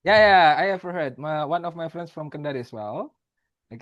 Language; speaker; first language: English; non-native, fluent; Indonesian